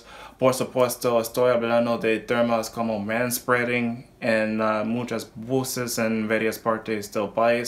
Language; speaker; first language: Spanish; non-native, learner; English